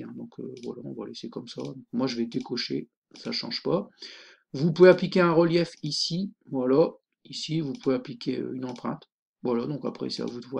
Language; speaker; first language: French; native; French